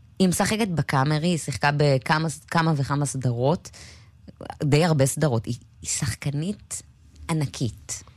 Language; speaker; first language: Hebrew; native; Hebrew